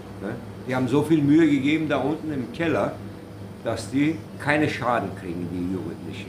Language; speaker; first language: German; non-native, learner; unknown